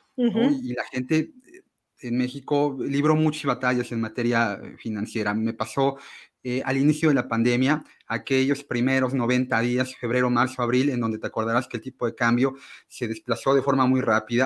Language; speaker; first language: Spanish; native; Spanish